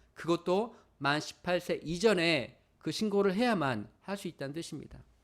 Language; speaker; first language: Korean; native; Korean